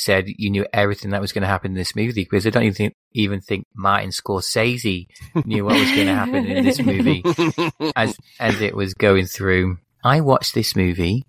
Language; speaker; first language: English; native; English